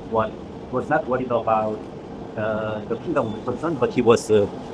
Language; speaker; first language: English; non-native, learner; Korean